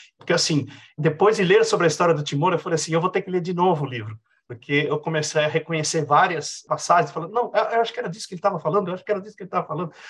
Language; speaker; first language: Portuguese; native; Portuguese